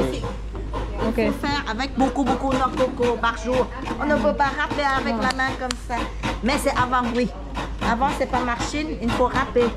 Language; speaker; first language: French; non-native, learner; Vietnamese